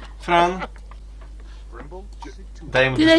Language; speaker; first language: Polish; native; Polish